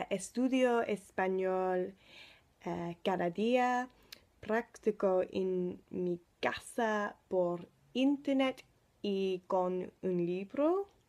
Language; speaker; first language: Spanish; non-native, learner; English